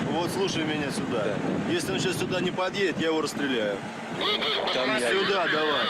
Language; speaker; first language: Russian; non-native, local second language; Chechen